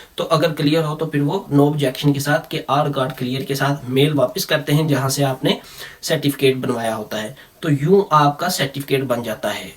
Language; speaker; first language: Urdu; non-native, local second language; Punjabi